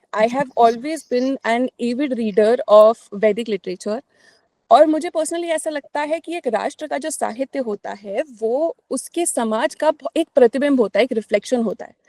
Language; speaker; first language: Hindi; native; Hindi